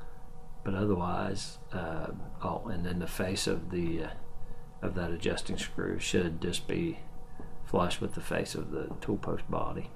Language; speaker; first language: English; native; English